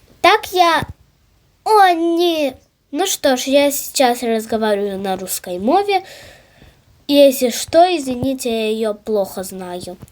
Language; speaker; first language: Russian; non-native, local second language; Ukrainian